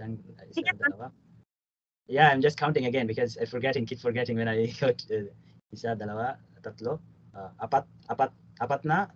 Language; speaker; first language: Filipino; non-native, learner; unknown